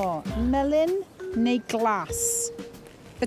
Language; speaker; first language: Welsh; non-native, learner; English